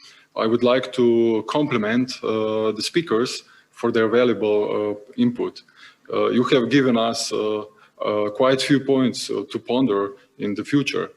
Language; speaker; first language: English; non-native, fluent; Slovenian